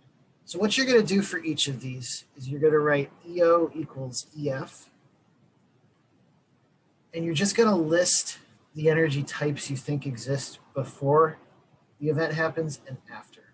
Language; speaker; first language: English; native; English